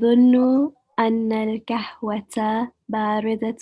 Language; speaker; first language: Arabic; non-native, learner; English